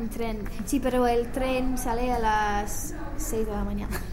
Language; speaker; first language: Spanish; non-native, learner; English